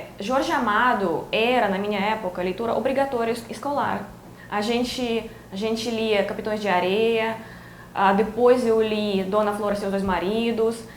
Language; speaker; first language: Portuguese; non-native, fluent; Russian